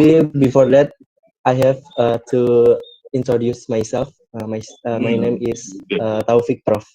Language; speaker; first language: English; non-native, learner; Indonesian